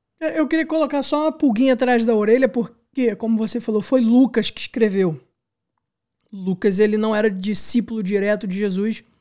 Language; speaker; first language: Portuguese; native; Portuguese